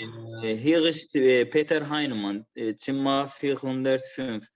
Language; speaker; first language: German; non-native, learner; Azerbaijani